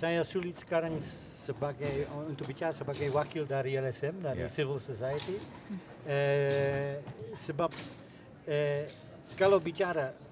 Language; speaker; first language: Indonesian; non-native, fluent; Dutch